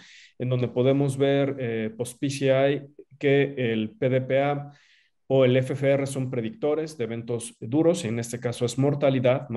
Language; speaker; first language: Spanish; native; Spanish